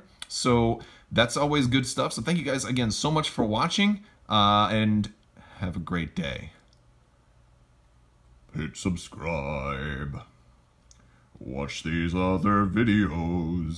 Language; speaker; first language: English; native; English